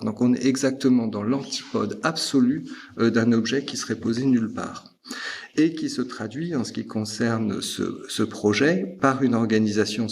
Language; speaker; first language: French; native; French